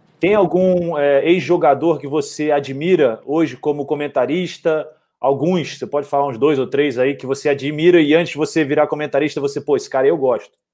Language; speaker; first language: Portuguese; native; Portuguese